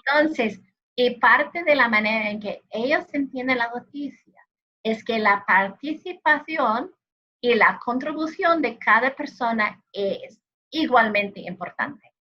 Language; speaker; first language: Spanish; non-native, fluent; English